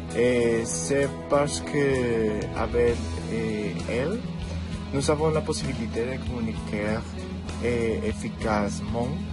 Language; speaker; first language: French; non-native, learner; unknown